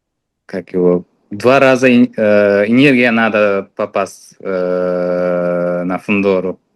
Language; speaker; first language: Russian; non-native, fluent; Uzbek